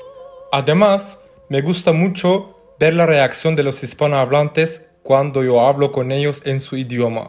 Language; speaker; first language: Spanish; non-native, fluent; Turkish